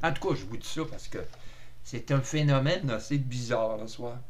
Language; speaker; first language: French; native; French